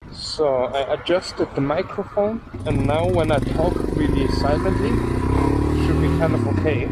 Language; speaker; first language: English; non-native, fluent; German